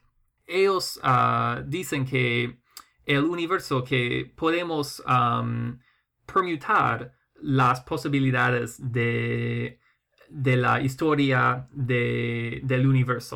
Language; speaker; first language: Spanish; non-native, fluent; English